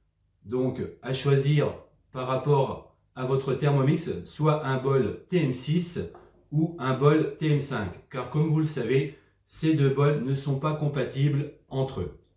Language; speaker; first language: French; native; French